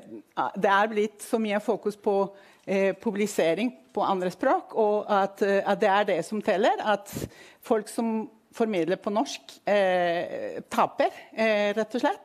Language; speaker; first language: Norwegian; non-native, fluent; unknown